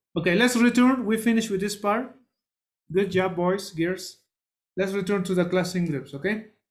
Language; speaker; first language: English; non-native, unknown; Spanish